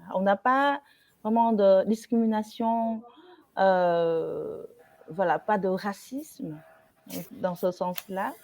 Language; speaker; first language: French; non-native, fluent; Vietnamese